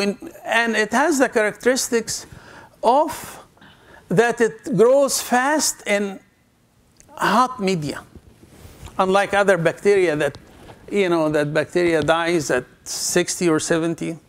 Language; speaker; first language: English; non-native, fluent; Arabic